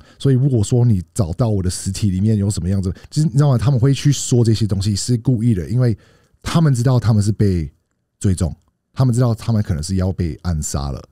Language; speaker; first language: Chinese; non-native, fluent; English